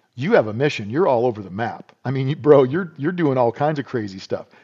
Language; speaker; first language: English; native; English